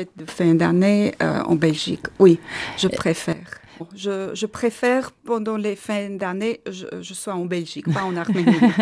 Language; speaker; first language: French; non-native, learner; Armenian